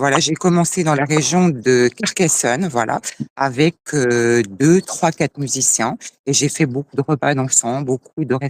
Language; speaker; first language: French; native; French